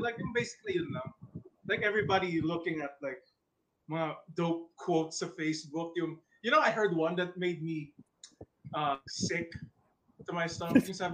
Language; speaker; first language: English; non-native, local second language; Filipino